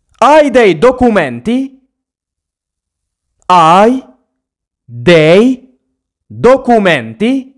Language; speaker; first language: Italian; non-native, fluent; Arabic